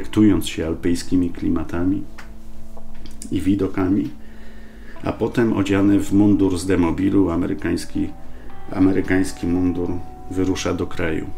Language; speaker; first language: Polish; native; Polish